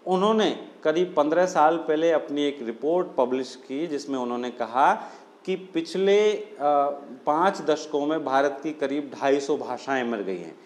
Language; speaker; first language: Hindi; non-native, local second language; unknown